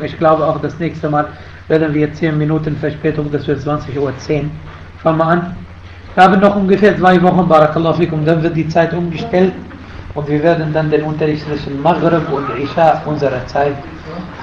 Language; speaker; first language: German; non-native, fluent; Arabic